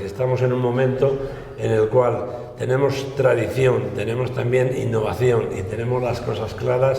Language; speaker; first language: Spanish; native; Spanish